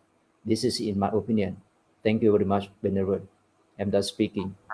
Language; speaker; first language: English; non-native, fluent; Thai